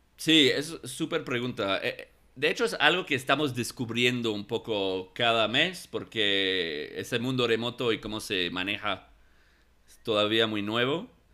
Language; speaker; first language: Spanish; non-native, fluent; English